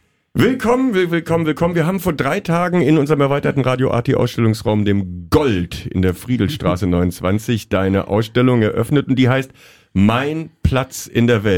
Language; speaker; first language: German; native; German